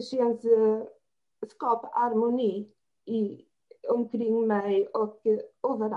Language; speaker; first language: Swedish; non-native, fluent; Portuguese